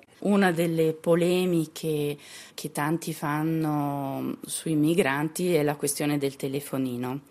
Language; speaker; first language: Italian; native; Italian